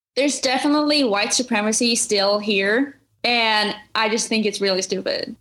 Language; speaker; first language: English; non-native, fluent; Norwegian